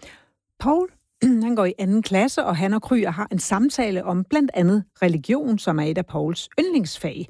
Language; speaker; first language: Danish; native; Danish